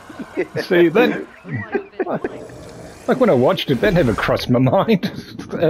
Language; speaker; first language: English; native; English